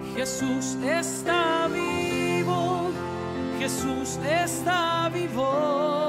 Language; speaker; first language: Spanish; native; Spanish